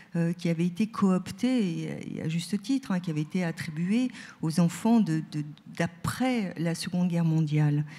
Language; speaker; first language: French; native; French